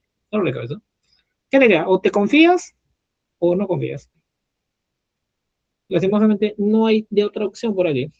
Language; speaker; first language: Spanish; native; Spanish